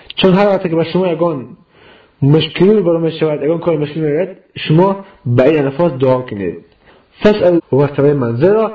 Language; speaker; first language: Persian; native; Persian